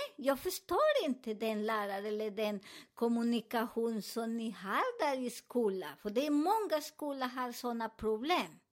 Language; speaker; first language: Swedish; non-native, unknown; Spanish